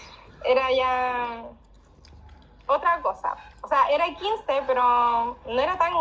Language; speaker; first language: Spanish; native; Spanish